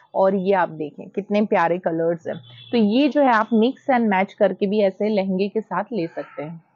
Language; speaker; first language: Hindi; non-native, local second language; Gujarati